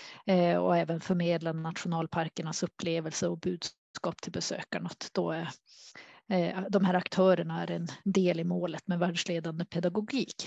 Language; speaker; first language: Swedish; native; Swedish